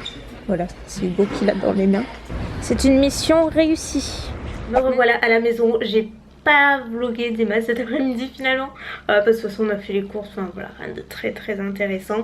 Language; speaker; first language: French; native; French